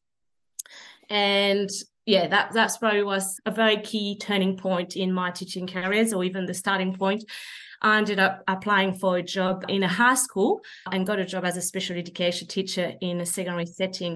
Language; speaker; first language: English; non-native, fluent; French